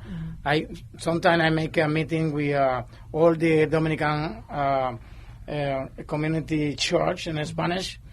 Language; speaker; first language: English; non-native, learner; Spanish